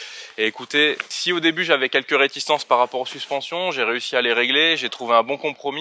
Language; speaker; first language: French; native; French